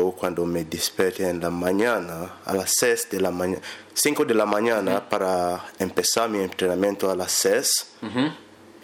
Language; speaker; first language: Spanish; non-native, learner; English